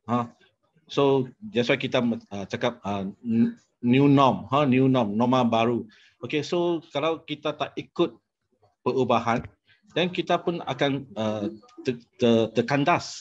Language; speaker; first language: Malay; non-native, local second language; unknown